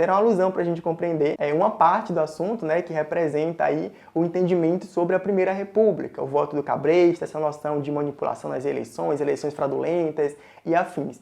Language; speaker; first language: Portuguese; native; Portuguese